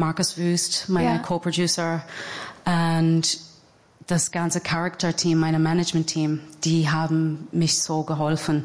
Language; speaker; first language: German; non-native, fluent; English